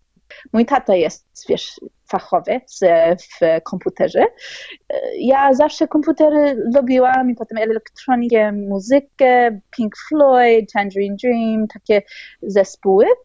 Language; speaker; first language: Polish; early bilingual, heritage; Polish